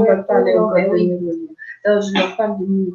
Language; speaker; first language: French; non-native, fluent; Russian